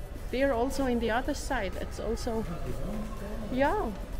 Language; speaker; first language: English; non-native, local second language; Filipino